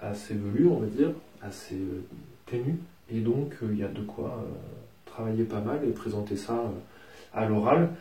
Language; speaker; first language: French; native; French